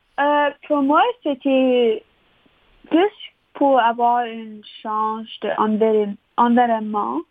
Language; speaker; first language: French; non-native, local second language; English